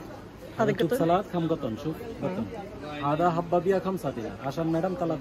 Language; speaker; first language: Arabic; non-native, learner; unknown